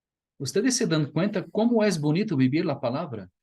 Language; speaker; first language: Spanish; non-native, fluent; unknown